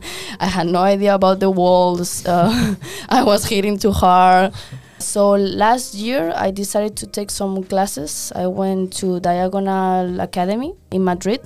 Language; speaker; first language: English; non-native, fluent; Spanish